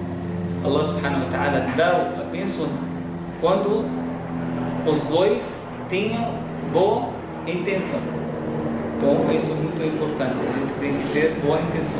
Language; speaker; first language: Portuguese; non-native, fluent; Arabic